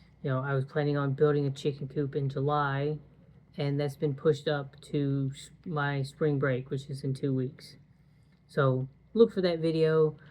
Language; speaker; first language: English; native; English